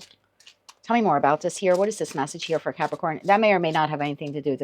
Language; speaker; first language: English; native; English